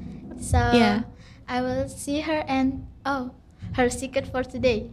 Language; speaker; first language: English; non-native, learner; Indonesian